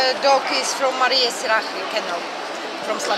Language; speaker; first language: English; non-native, learner; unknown